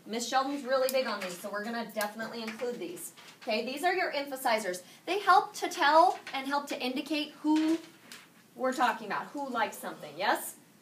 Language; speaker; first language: English; native; English